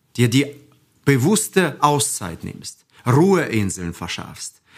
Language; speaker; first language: German; non-native, fluent; Russian